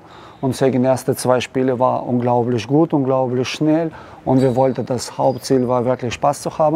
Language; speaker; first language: German; non-native, learner; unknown